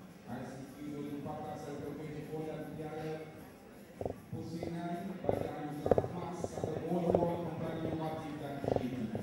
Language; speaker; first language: Malay; native; Malay